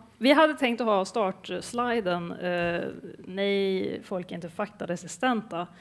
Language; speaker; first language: Swedish; native; Swedish